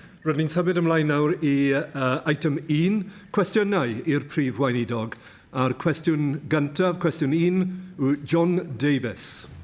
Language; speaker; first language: Welsh; native; Welsh